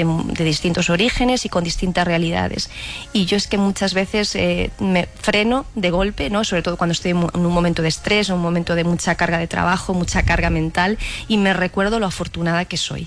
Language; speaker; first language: Spanish; native; Spanish